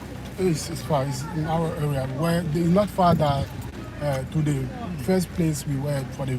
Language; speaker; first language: English; non-native, fluent; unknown